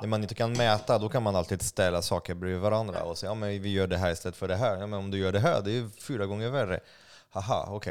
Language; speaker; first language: Swedish; non-native, fluent; French